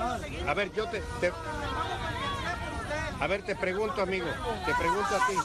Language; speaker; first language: Spanish; native; Spanish